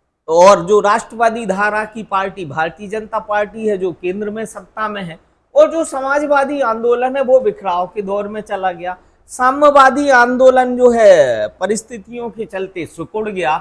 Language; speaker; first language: Hindi; native; Hindi